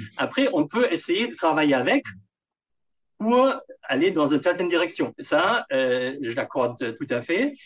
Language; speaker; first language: French; non-native, fluent; German